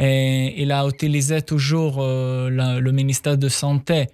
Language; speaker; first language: French; non-native, fluent; Hebrew